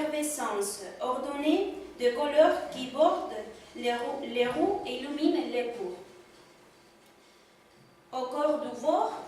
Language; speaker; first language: French; non-native, learner; Spanish